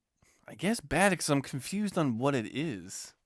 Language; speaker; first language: English; native; English